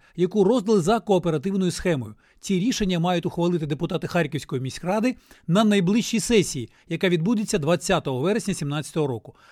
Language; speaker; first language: Ukrainian; non-native, local second language; Russian